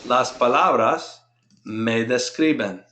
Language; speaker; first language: Spanish; non-native, fluent; English